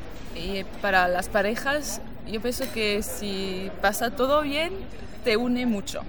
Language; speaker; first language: Spanish; non-native, fluent; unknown